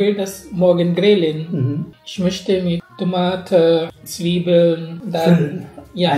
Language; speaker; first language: German; non-native, learner; Filipino